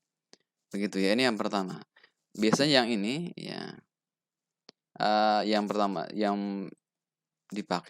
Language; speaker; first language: Indonesian; native; Indonesian